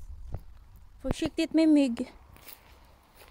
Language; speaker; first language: Swedish; non-native, learner; Filipino